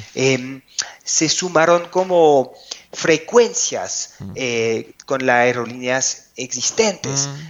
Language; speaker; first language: Spanish; non-native, fluent; French